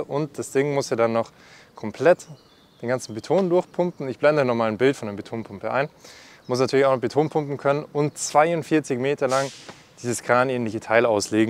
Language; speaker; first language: German; native; German